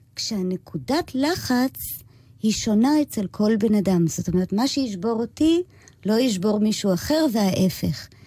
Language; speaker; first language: Hebrew; early bilingual, other home language; English